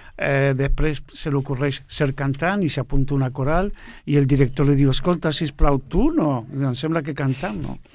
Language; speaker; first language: Catalan; non-native, fluent; Portuguese